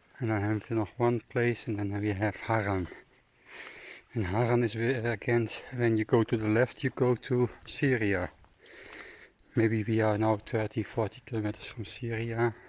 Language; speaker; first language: English; non-native, learner; Dutch